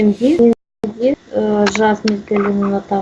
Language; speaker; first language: Kazakh; non-native, learner; Russian